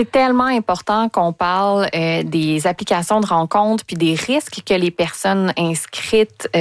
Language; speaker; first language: French; native; French